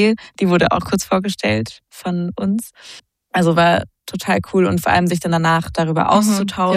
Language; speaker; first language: German; native; German